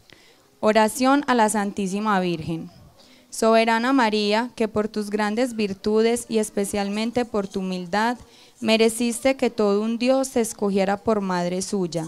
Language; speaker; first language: Spanish; native; Spanish